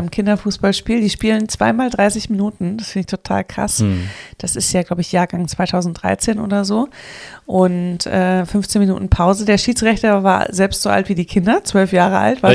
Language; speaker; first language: German; native; German